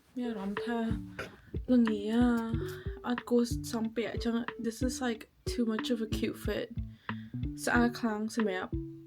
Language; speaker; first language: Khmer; early bilingual, heritage; Khmer